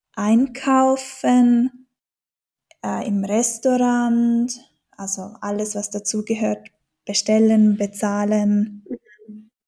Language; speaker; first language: German; native; German